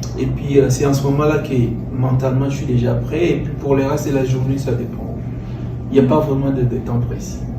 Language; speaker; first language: French; non-native, local second language; Lingala